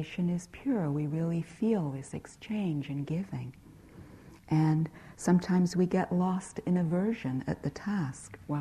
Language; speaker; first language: English; native; English